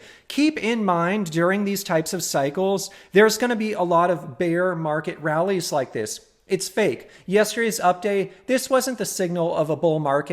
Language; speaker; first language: English; native; English